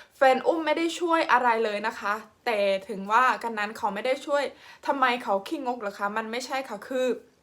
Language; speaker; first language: Thai; non-native, local second language; Khmer